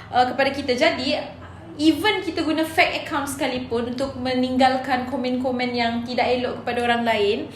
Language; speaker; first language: Malay; native; Malay